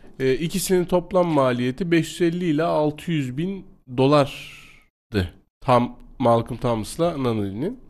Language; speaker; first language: Turkish; native; Turkish